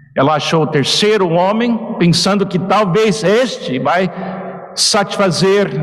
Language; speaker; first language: Portuguese; non-native, fluent; English